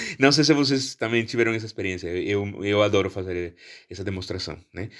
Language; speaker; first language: Portuguese; non-native, fluent; Spanish